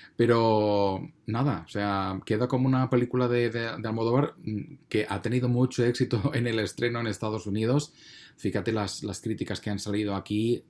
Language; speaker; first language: Spanish; native; Spanish